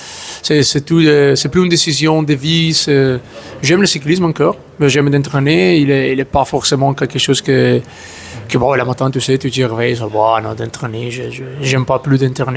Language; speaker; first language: French; non-native, learner; Italian